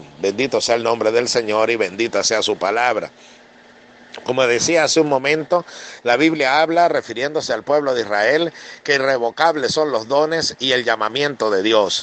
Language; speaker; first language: Spanish; native; Spanish